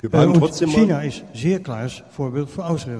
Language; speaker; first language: German; non-native, fluent; Dutch